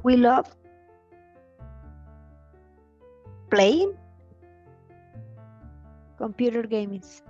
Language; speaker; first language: English; non-native, learner; Spanish